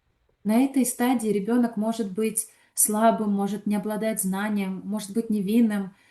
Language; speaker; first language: Russian; native; Russian